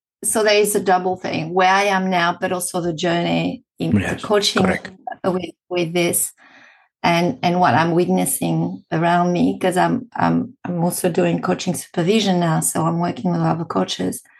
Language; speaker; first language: English; non-native, fluent; French